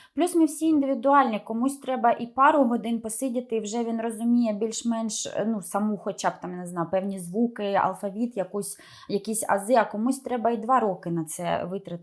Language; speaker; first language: Ukrainian; non-native, local second language; Russian